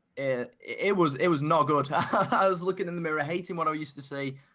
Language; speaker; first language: English; native; English